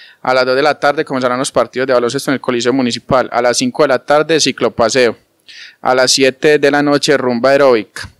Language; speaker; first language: Spanish; native; Spanish